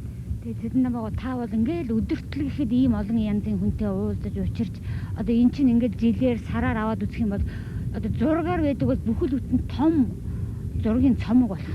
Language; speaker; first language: Mongolian; native; Mongolian